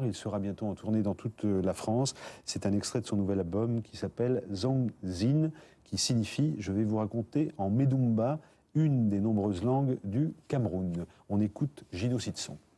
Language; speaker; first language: French; native; French